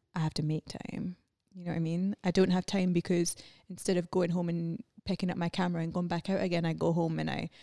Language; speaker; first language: English; native; English